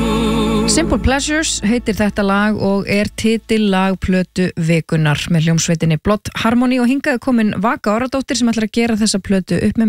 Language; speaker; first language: Icelandic; native; Icelandic